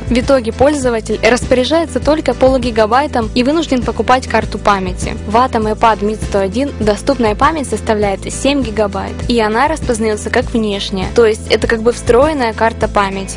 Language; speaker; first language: Russian; native; Russian